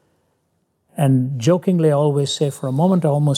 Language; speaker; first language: English; non-native, local second language; Hindi